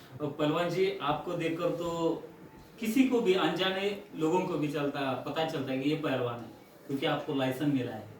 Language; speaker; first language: Hindi; non-native, local second language; Marathi